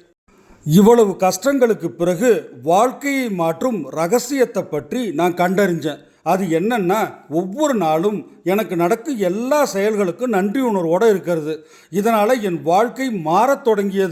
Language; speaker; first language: Tamil; native; Tamil